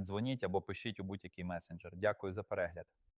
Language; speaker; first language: Ukrainian; native; Ukrainian